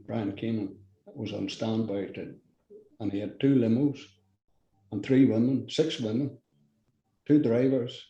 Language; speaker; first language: English; native; English